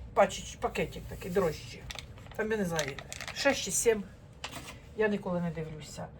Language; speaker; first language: Ukrainian; non-native, local second language; Russian